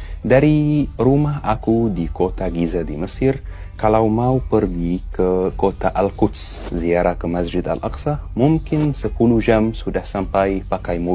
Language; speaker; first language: Indonesian; non-native, fluent; Arabic